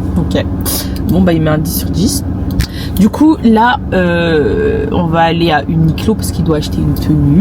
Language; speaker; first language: French; native; French